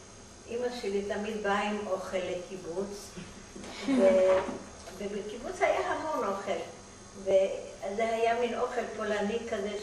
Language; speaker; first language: Hebrew; non-native, fluent; German